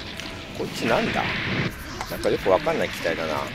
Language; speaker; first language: Japanese; native; Japanese